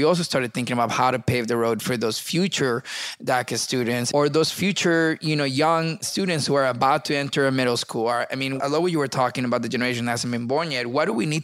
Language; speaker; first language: English; early bilingual, other home language; Spanish